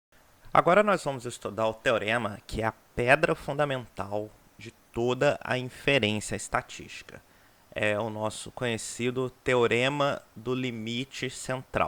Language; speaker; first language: Portuguese; native; Portuguese